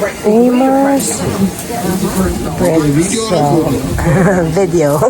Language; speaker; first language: English; non-native, local second language; Filipino